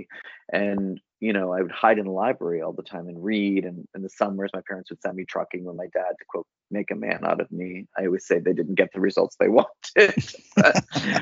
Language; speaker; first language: English; native; English